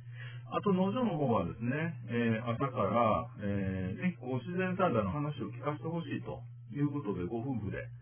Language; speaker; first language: Japanese; native; Japanese